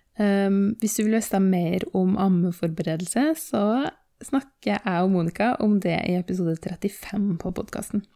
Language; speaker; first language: Norwegian; native; Norwegian